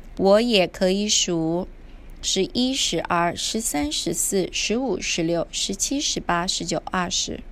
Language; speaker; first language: Chinese; non-native, learner; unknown